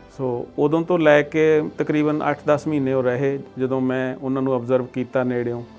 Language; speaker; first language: Punjabi; native; Punjabi